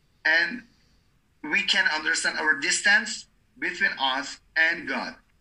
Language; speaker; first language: English; non-native, learner; Persian